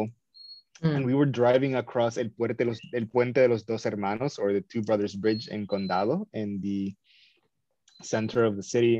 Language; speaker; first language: English; non-native, fluent; Spanish